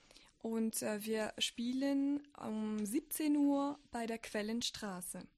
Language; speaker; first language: German; non-native, fluent; French